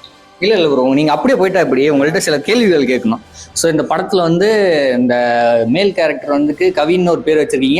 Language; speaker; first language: Tamil; native; Tamil